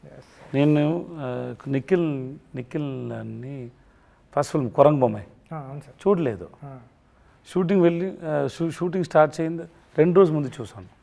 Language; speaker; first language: Telugu; non-native, learner; Tamil